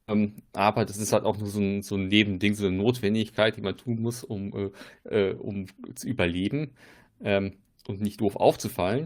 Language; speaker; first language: German; native; German